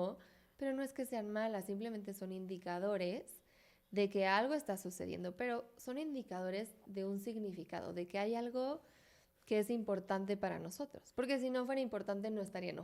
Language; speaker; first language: Spanish; native; Spanish